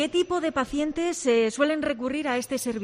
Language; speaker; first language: Spanish; native; Spanish